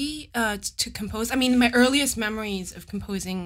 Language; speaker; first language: English; native; English